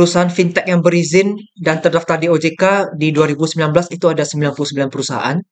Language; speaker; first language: Indonesian; native; Indonesian